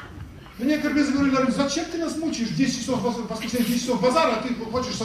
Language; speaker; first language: Russian; native; Russian